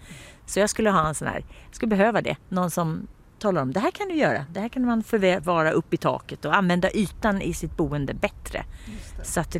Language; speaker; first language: Swedish; native; Swedish